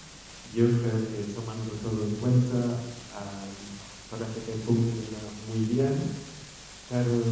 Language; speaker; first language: Spanish; non-native, fluent; English